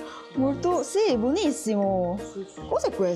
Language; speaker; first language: Italian; non-native, learner; Korean